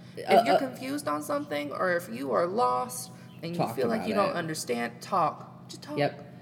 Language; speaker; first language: English; native; English